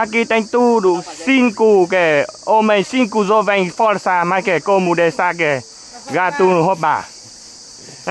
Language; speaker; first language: Portuguese; non-native, learner; Vietnamese